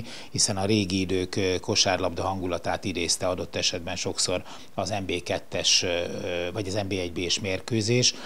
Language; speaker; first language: Hungarian; native; Hungarian